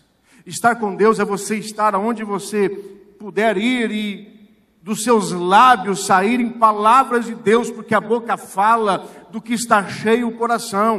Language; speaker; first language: Portuguese; native; Portuguese